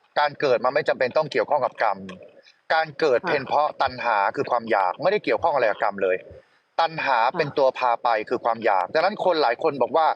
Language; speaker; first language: Thai; native; Thai